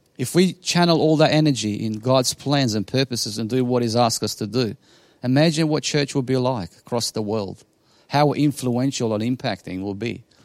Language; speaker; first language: English; non-native, fluent; Bosnian